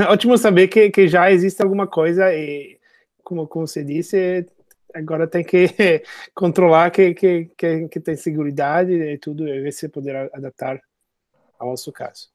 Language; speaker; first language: Portuguese; non-native, fluent; Italian